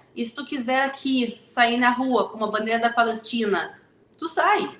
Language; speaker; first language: Portuguese; native; Portuguese